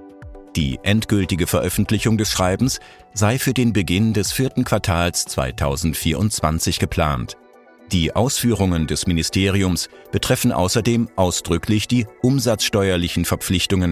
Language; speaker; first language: German; native; German